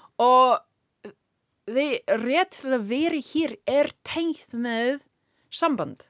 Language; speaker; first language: Icelandic; non-native, learner; English